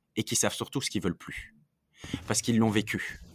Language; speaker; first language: French; native; French